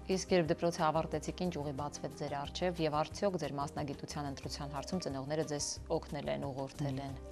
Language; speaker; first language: Armenian; native; Armenian